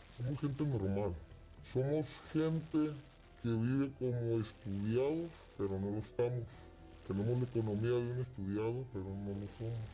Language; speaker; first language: Spanish; native; Spanish